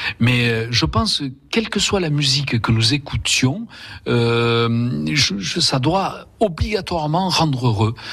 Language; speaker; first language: French; early bilingual, other home language; Spanish